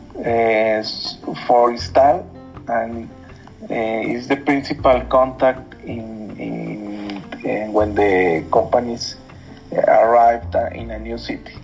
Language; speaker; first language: English; non-native, learner; Spanish